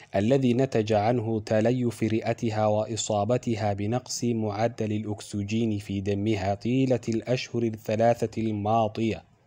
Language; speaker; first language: Arabic; non-native, local second language; Somali